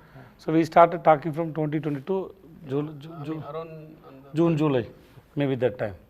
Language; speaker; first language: Telugu; non-native, local second language; Tamil